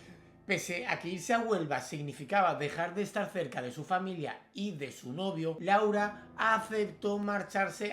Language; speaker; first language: Spanish; native; Spanish